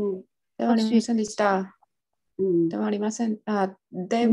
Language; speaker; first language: Japanese; non-native, learner; Chinese